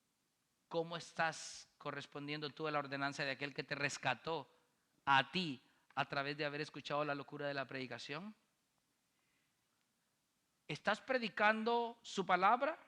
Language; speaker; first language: Spanish; native; Spanish